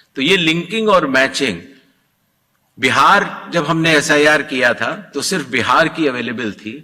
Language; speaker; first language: Hindi; native; Hindi